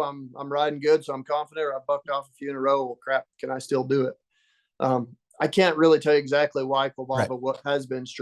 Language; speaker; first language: English; native; English